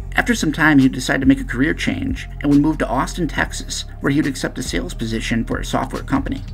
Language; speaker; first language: English; native; English